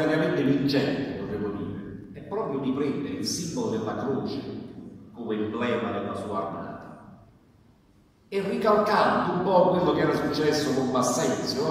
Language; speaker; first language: Italian; native; Italian